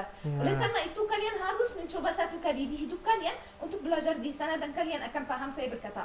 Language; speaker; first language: Indonesian; non-native, learner; Arabic